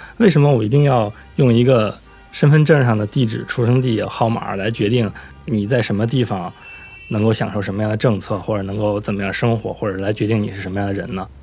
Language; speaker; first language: Chinese; native; Chinese